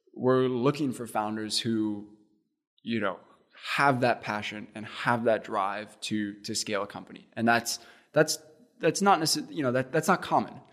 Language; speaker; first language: English; native; English